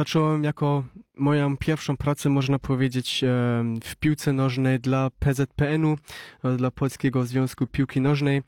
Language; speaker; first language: Polish; early bilingual, heritage; Polish